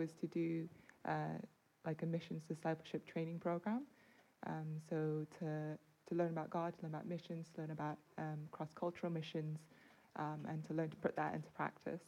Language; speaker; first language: English; non-native, local second language; Cantonese